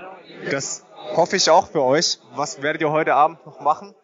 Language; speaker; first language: German; native; German